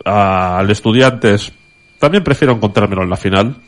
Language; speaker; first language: Spanish; non-native, local second language; Catalan